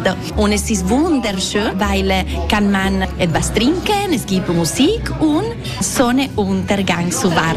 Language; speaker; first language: German; non-native, local second language; Italian